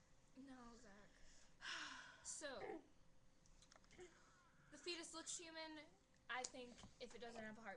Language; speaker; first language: English; native; English